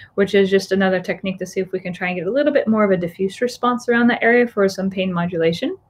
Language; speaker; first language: English; native; English